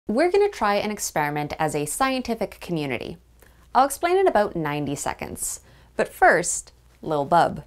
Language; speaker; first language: English; native; English